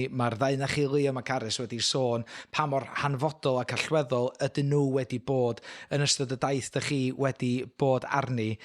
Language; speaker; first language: Welsh; native; Welsh